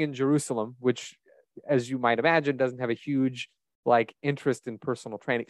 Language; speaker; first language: English; native; English